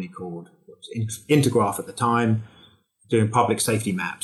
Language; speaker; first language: English; native; English